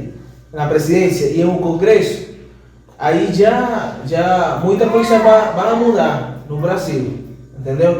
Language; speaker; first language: Portuguese; non-native, fluent; Spanish